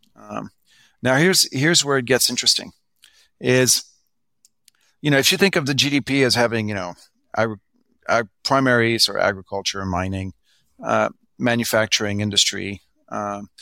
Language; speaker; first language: English; non-native, fluent; French